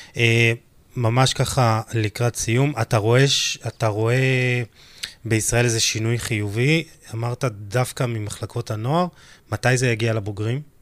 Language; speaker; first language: Hebrew; native; Hebrew